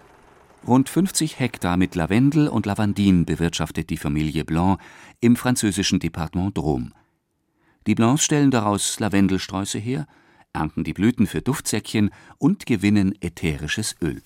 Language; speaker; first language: German; native; German